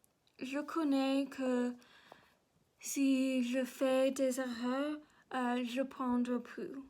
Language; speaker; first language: French; non-native, learner; English